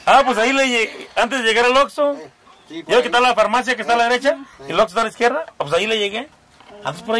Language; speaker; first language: Spanish; native; Spanish